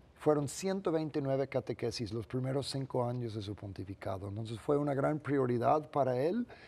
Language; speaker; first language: Spanish; non-native, fluent; English